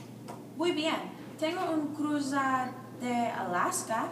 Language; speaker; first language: Spanish; non-native, learner; English